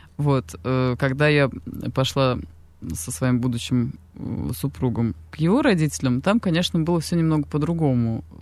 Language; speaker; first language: Russian; non-native, local second language; Armenian